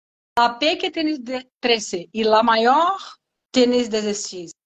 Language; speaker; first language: Spanish; non-native, learner; Portuguese